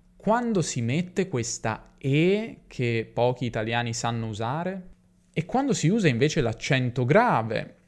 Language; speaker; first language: Italian; native; Italian